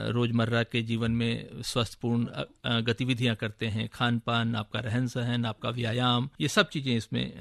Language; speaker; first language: Hindi; native; Hindi